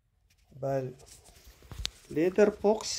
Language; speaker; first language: German; non-native, learner; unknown